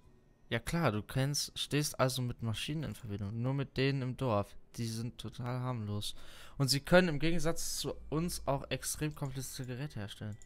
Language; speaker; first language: German; native; German